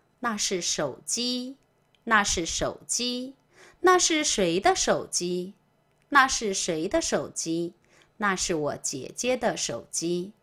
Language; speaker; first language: Chinese; non-native, fluent; Korean